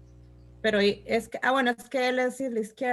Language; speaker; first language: Spanish; native; Spanish